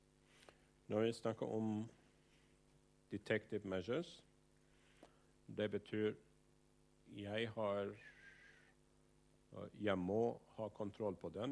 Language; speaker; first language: Norwegian; non-native, fluent; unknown